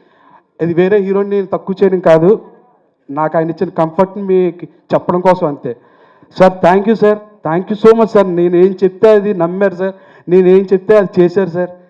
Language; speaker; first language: Telugu; native; Telugu